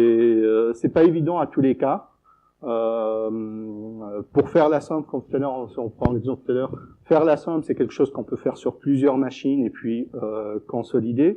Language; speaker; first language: French; native; French